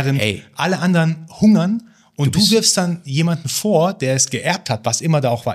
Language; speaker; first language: German; early bilingual, other home language; Persian